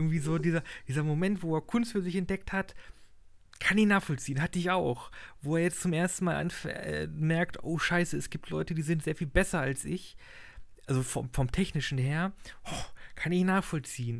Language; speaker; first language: German; native; German